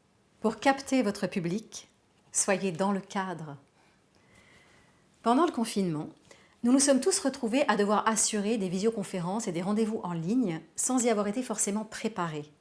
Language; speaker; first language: French; native; French